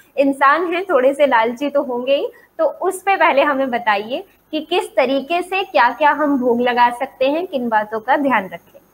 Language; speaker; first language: Hindi; native; Hindi